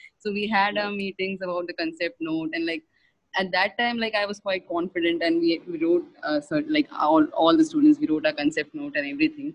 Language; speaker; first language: English; non-native, local second language; Hindi